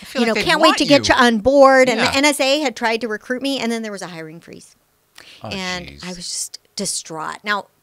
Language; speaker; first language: English; native; English